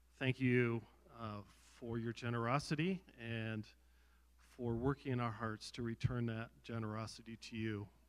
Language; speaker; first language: English; native; English